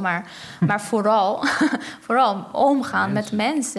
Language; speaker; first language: Dutch; non-native, fluent; Persian